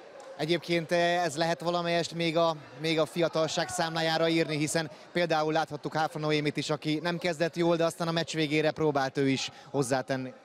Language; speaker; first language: Hungarian; native; Hungarian